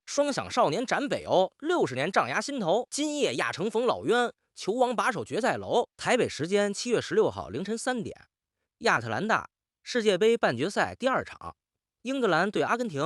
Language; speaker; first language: Chinese; native; Chinese